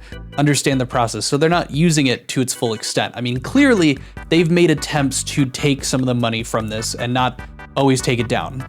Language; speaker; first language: English; native; English